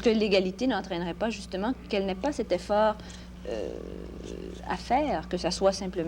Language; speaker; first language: French; native; French